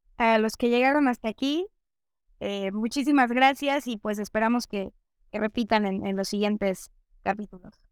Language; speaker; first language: Spanish; native; Spanish